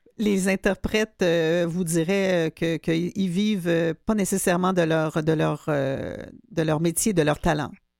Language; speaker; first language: French; native; French